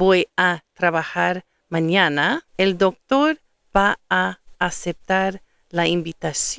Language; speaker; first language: Spanish; non-native, fluent; English